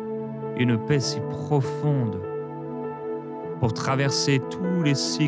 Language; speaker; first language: French; native; French